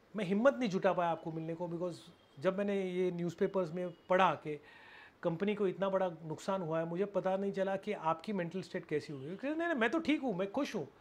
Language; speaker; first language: Hindi; non-native, local second language; Marathi